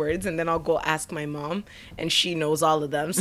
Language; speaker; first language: English; native; English